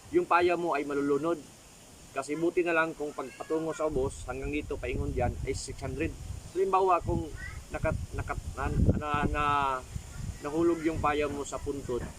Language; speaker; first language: Filipino; non-native, local second language; Cebuano